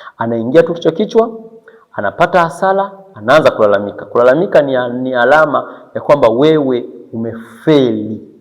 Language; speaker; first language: Swahili; native; Swahili